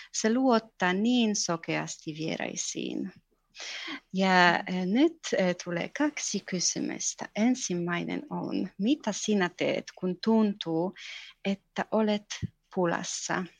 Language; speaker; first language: Finnish; non-native, fluent; Polish